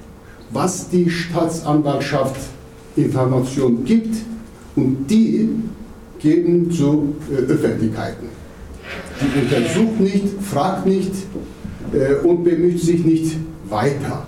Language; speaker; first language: German; non-native, learner; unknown